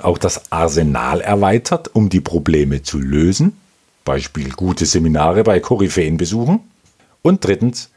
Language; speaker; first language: German; native; German